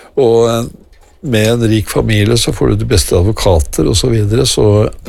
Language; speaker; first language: Norwegian; native; Norwegian